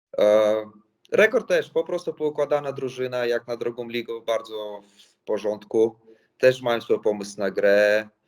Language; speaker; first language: Polish; non-native, fluent; Latvian